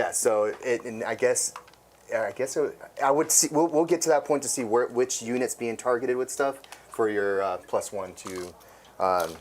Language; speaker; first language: English; native; English